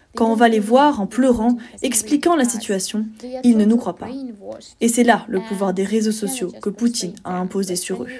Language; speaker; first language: French; non-native, fluent; Ukrainian